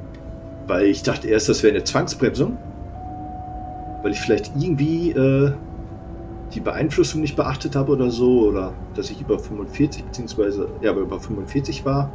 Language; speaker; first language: German; native; German